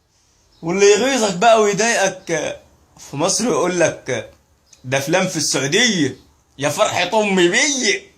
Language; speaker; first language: Arabic; native; Arabic